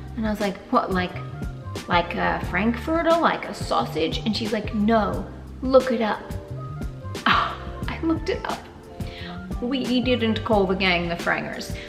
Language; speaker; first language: English; native; English